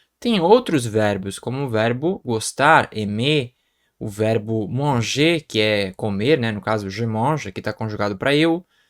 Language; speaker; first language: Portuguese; native; Portuguese